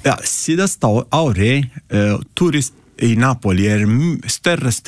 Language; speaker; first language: Icelandic; non-native, learner; Italian